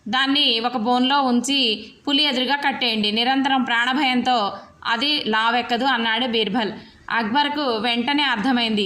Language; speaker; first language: Telugu; native; Telugu